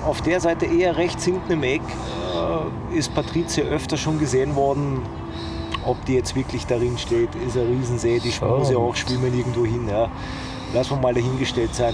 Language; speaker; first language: German; native; German